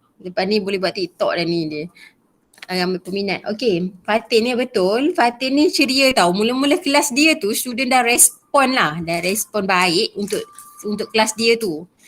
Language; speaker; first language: Malay; native; Malay